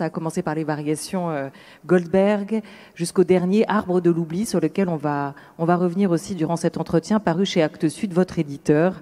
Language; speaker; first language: French; native; French